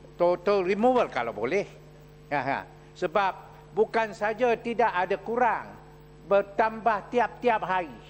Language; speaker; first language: Malay; non-native, local second language; Chinese